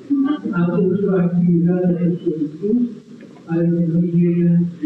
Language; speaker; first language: Spanish; non-native, learner; Persian